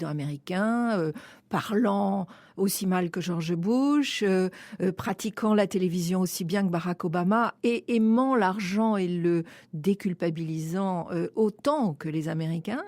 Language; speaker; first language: French; native; French